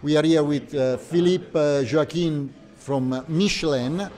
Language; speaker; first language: English; non-native, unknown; Italian